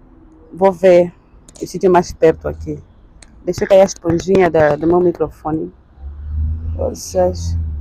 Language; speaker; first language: Portuguese; native; Portuguese